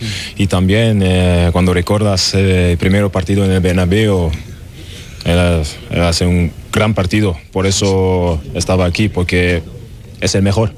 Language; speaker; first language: Spanish; non-native, learner; German